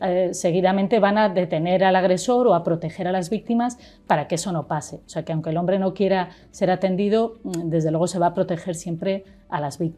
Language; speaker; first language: Spanish; native; Spanish